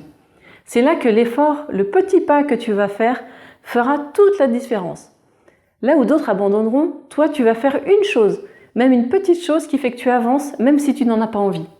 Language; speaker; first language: French; native; French